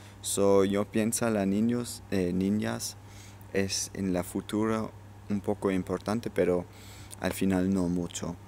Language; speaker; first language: Spanish; non-native, learner; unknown